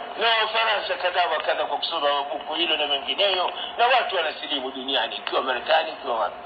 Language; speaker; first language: Swahili; native; Swahili